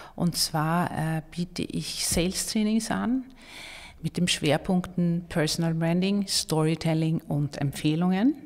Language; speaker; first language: German; non-native, fluent; Swedish